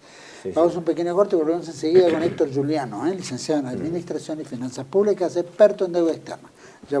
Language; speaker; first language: Spanish; native; Spanish